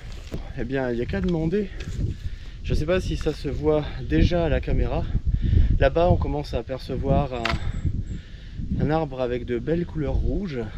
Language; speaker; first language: French; native; French